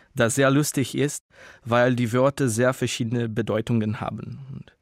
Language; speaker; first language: German; non-native, fluent; Portuguese